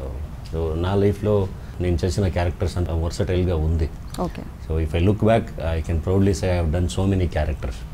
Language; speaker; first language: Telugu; non-native, learner; Kannada